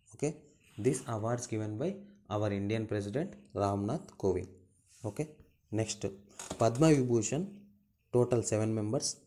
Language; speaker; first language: English; non-native, local second language; Telugu